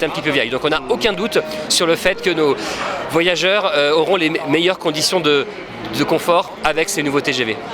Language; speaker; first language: French; native; French